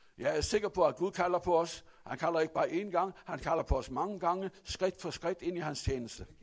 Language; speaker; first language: Danish; non-native, fluent; Rundi